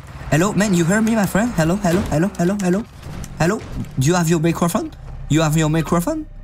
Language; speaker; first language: English; non-native, learner; French